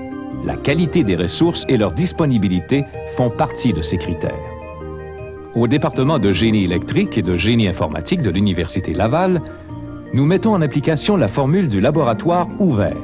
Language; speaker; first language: French; native; French